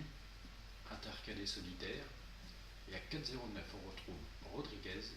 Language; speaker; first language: French; native; French